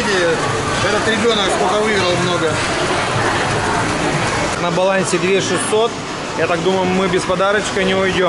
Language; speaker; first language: Russian; native; Russian